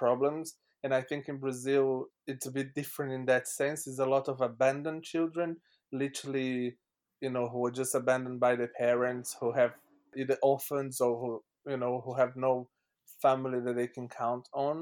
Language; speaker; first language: English; non-native, fluent; Portuguese